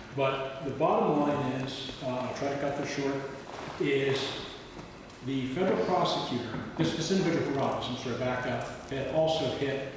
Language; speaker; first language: English; native; English